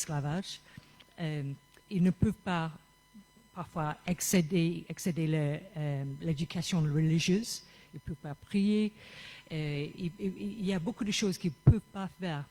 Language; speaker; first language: French; non-native, fluent; English